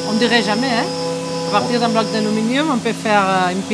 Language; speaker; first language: French; non-native, fluent; Spanish